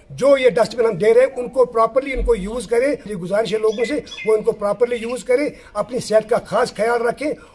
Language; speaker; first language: Hindi; native; Hindi